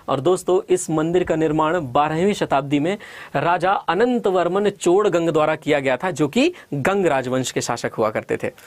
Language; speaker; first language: Hindi; native; Hindi